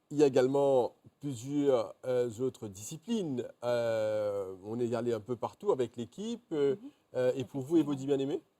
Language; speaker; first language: French; non-native, local second language; Morisyen